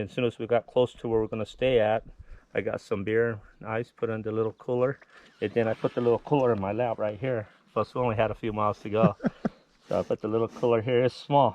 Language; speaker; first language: English; native; English